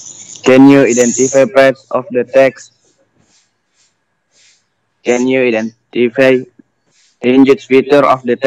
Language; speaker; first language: English; non-native, learner; Indonesian